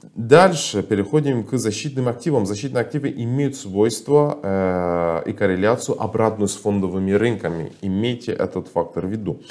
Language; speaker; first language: Russian; non-native, fluent; Persian